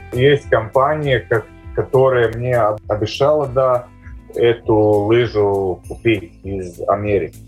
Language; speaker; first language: Russian; non-native, local second language; Latvian